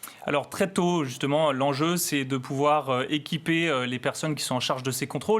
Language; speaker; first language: French; native; French